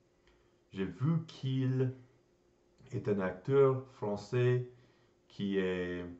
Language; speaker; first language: French; non-native, learner; English